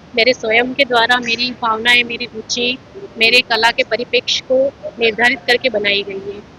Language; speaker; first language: Hindi; native; Hindi